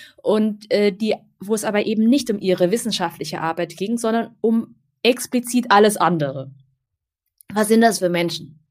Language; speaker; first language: German; early bilingual, other home language; Vietnamese